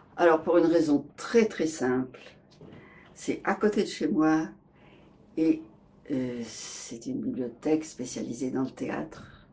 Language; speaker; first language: French; native; French